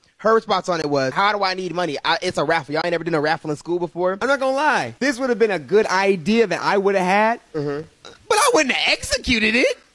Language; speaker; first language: English; native; English